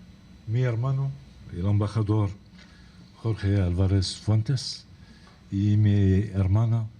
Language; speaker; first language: Spanish; non-native, fluent; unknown